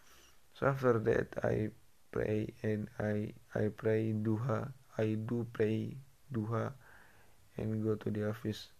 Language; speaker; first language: English; non-native, learner; Indonesian